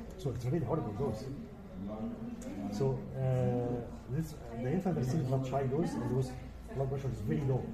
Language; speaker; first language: English; non-native, fluent; Arabic